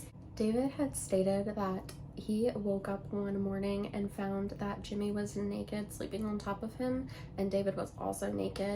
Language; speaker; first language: English; native; English